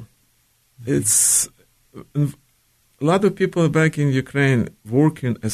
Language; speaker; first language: English; non-native, fluent; Ukrainian